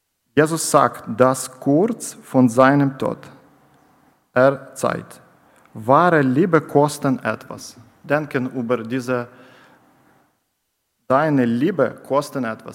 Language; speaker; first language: German; non-native, learner; Ukrainian